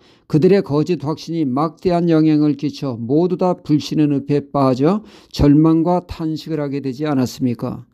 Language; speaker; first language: Korean; native; Korean